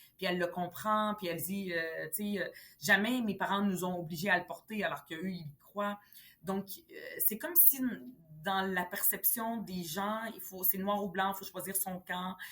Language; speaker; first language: French; early bilingual, other home language; Arabic